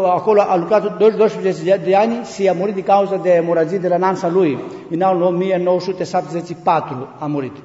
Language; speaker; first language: Romanian; non-native, learner; Greek